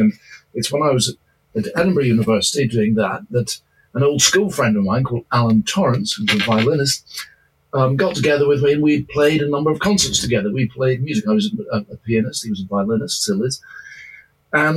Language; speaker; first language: English; native; English